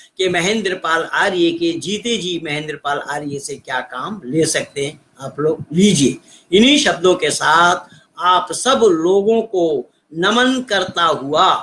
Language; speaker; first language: Hindi; native; Hindi